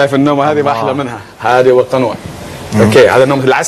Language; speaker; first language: Arabic; native; Arabic